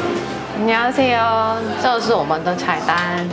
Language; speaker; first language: Chinese; non-native, learner; Korean